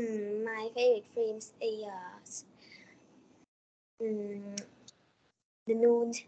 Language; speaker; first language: English; non-native, learner; Vietnamese